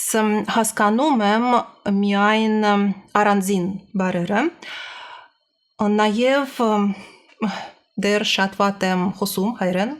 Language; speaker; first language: Armenian; non-native, learner; Russian